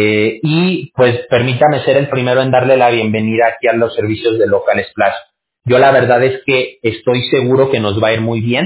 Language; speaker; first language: Spanish; native; Spanish